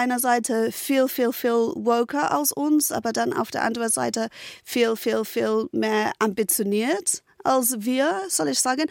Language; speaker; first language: German; non-native, fluent; English